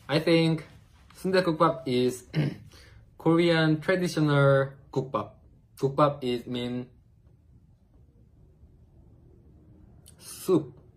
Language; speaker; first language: English; non-native, learner; Korean